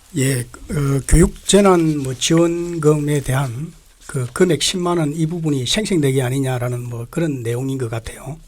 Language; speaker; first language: Korean; native; Korean